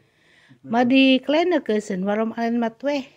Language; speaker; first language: Dutch; non-native, learner; Indonesian